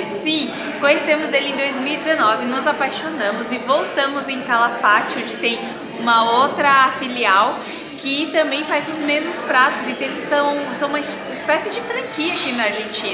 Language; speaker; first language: Portuguese; native; Portuguese